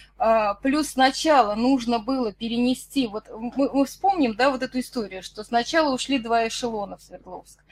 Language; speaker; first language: Russian; native; Russian